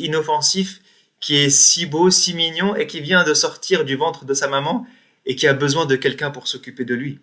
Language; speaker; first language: French; native; French